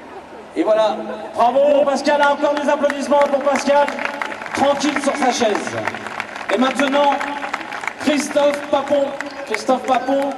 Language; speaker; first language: French; native; French